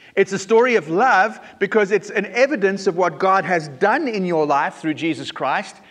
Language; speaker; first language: English; native; English